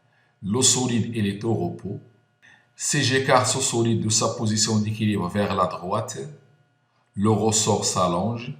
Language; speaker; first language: French; non-native, local second language; Arabic